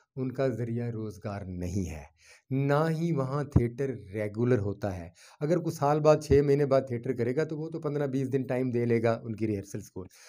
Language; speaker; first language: Urdu; non-native, local second language; Punjabi